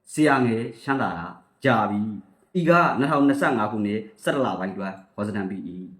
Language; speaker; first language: Burmese; native; Burmese